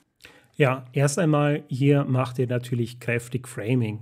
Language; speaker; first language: German; native; German